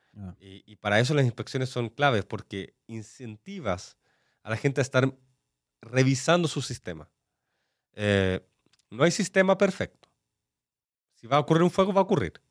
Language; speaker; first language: Spanish; native; Spanish